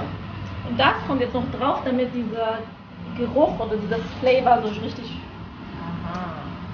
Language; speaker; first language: German; early bilingual, other home language; Persian